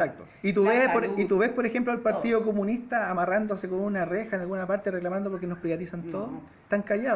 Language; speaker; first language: Spanish; native; Spanish